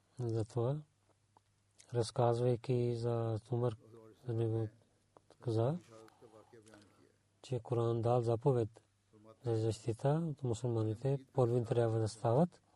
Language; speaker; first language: Bulgarian; non-native, learner; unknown